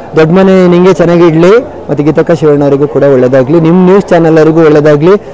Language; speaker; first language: Kannada; native; Kannada